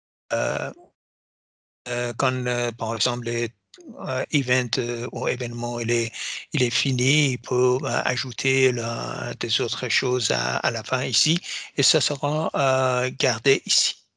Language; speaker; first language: French; non-native, fluent; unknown